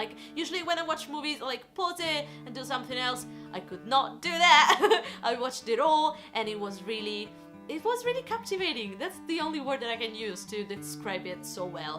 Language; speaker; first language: English; non-native, fluent; Italian